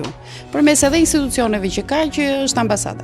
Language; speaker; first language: Albanian; native; Albanian